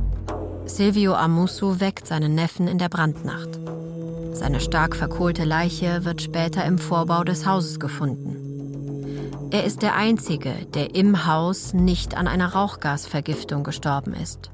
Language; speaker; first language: German; native; German